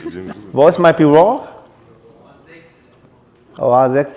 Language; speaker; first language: German; non-native, learner; Chinese